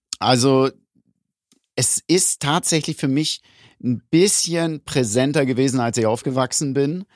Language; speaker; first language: German; early bilingual, other home language; Greek